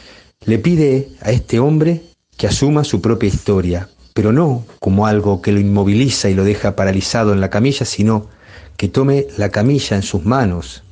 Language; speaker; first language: Spanish; native; Spanish